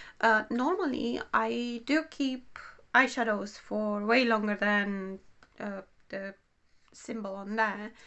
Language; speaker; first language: English; non-native, fluent; Romanian